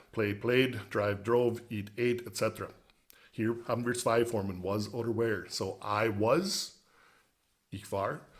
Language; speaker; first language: German; non-native, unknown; English